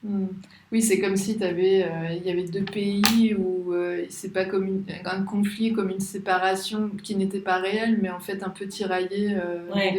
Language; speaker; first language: French; native; French